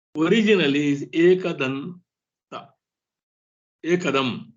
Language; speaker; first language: English; non-native, local second language; Kannada